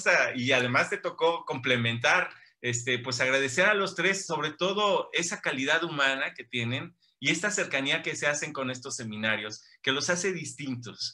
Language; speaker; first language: Spanish; native; Spanish